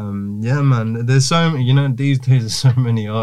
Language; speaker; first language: English; native; English